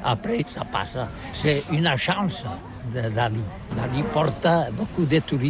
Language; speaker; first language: French; non-native, learner; Catalan